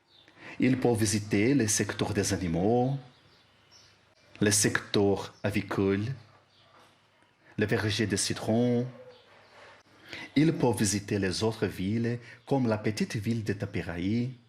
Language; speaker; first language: French; non-native, learner; Portuguese